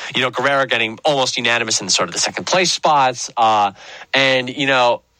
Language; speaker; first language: English; native; English